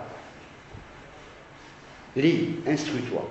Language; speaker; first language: French; non-native, local second language; Arabic